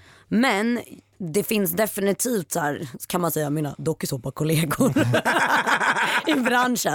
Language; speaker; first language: Swedish; native; Swedish